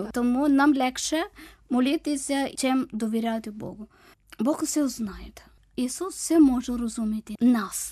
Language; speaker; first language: Ukrainian; non-native, learner; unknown